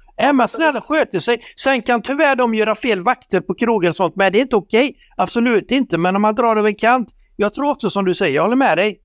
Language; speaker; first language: Swedish; native; Swedish